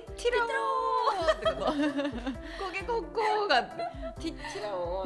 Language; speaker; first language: Japanese; native; Japanese